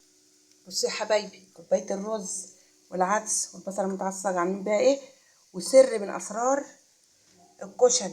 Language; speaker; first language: Arabic; native; Arabic